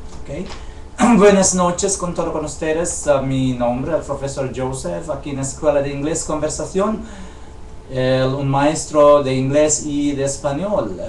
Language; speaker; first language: Spanish; non-native, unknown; Chavacano